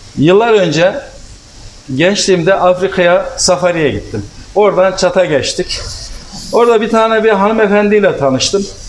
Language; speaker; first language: Turkish; native; Turkish